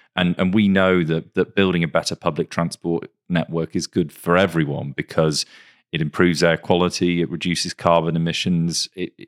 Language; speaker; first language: English; native; English